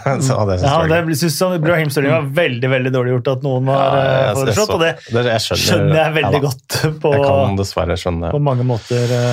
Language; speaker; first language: Norwegian; native; Norwegian